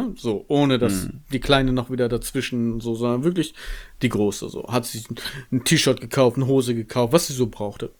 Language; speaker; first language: German; native; German